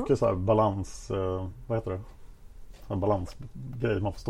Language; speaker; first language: Swedish; native; Swedish